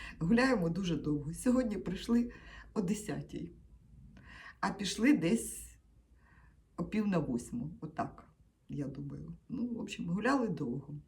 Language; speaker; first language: Ukrainian; non-native, local second language; Russian